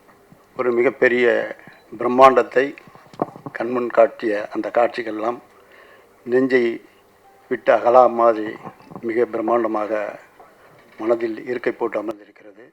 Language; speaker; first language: Tamil; native; Tamil